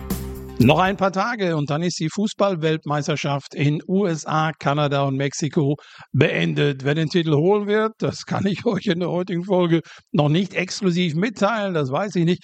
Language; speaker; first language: German; native; German